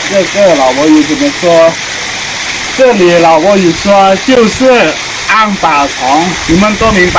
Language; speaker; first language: Chinese; non-native, learner; Lao